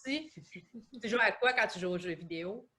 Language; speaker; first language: French; native; French